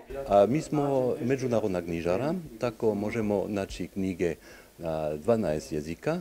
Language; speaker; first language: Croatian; non-native, learner; French